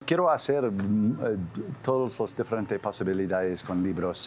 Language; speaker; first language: Spanish; non-native, fluent; English